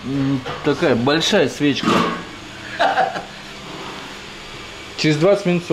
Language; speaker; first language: Russian; native; Russian